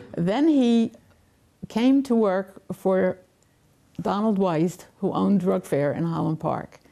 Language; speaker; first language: English; native; English